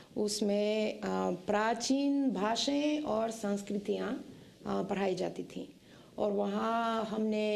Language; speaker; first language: Hindi; non-native, fluent; Bulgarian